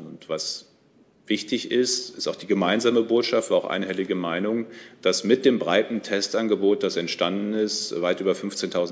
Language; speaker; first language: German; native; German